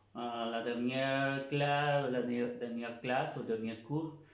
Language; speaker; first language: French; non-native, fluent; Spanish